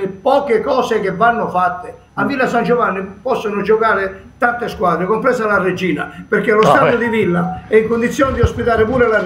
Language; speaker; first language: Italian; native; Italian